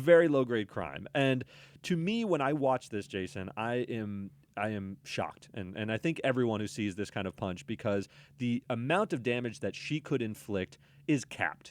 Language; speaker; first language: English; native; English